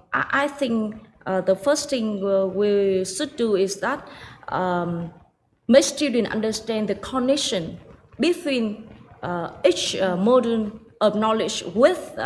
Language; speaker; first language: English; non-native, fluent; Vietnamese